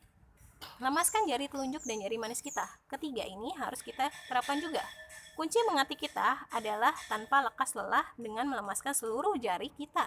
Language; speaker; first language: Indonesian; native; Indonesian